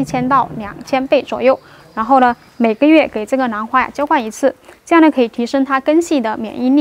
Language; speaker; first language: Chinese; native; Chinese